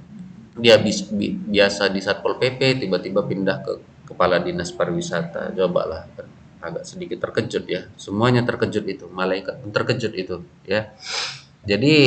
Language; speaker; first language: Indonesian; native; Indonesian